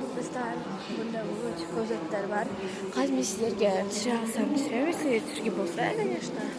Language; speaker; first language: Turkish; non-native, learner; Kazakh